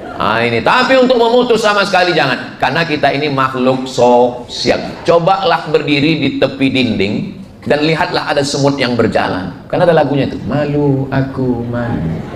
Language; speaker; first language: Indonesian; native; Indonesian